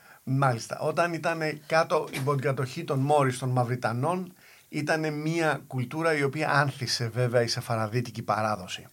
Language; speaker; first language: Greek; native; Greek